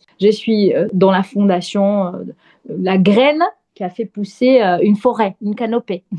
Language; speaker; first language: French; non-native, fluent; Portuguese